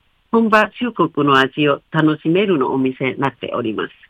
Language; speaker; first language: Japanese; non-native, fluent; Chinese